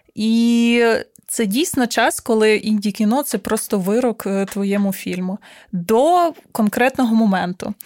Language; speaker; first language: Ukrainian; native; Ukrainian